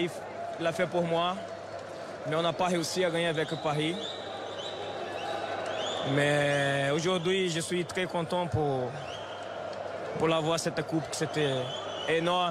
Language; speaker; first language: French; non-native, fluent; Portuguese